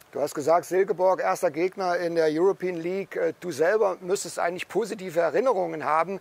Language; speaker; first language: German; native; German